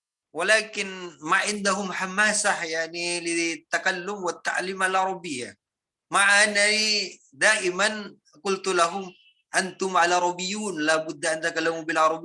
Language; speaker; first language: Arabic; non-native, fluent; Madurese